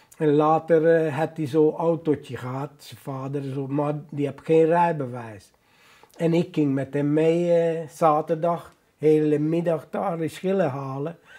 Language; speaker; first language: Dutch; non-native, fluent; Hungarian